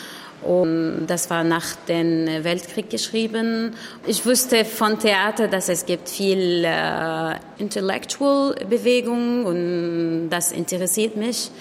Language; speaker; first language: German; non-native, learner; Arabic